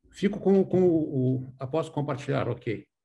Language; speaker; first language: Portuguese; native; Portuguese